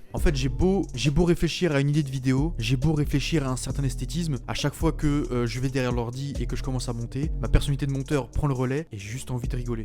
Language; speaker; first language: French; native; French